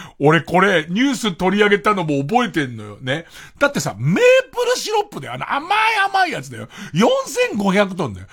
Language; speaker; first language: Japanese; native; Japanese